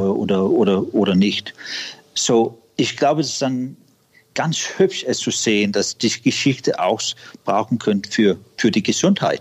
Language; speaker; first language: German; non-native, learner; Danish